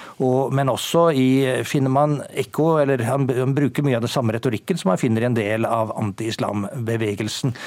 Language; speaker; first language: Norwegian; native; Norwegian